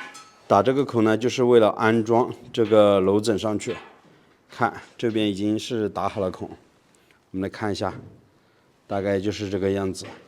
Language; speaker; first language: Chinese; native; Chinese